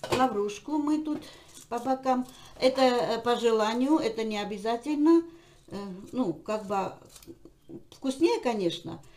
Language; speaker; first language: Russian; non-native, local second language; Armenian